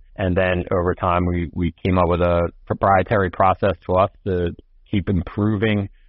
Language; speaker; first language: English; native; English